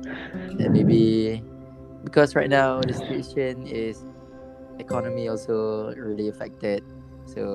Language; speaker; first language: English; non-native, local second language; Malay